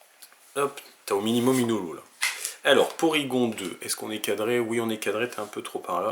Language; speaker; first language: French; native; French